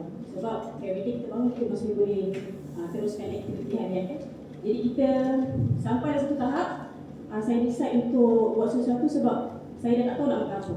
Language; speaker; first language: Malay; native; Malay